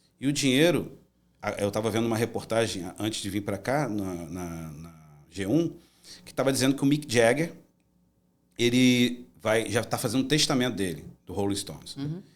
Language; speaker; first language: Portuguese; native; Portuguese